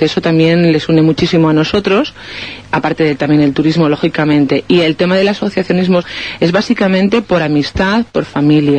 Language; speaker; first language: Spanish; native; Spanish